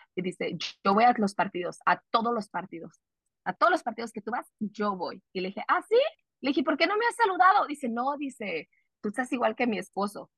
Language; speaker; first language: Spanish; early bilingual, heritage; Spanish